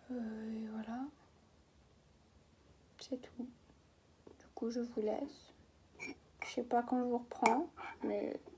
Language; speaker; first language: French; native; French